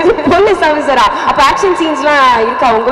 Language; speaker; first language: Tamil; native; Tamil